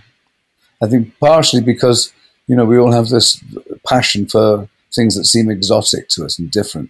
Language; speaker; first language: English; native; English